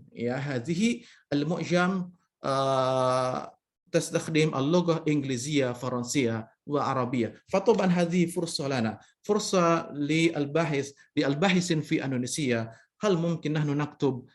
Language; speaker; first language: Arabic; non-native, fluent; Indonesian